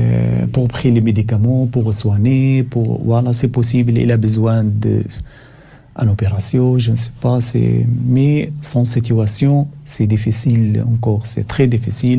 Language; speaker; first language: French; non-native, learner; Arabic